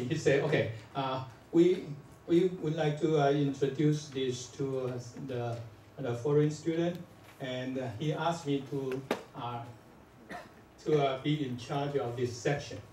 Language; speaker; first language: English; non-native, fluent; Chinese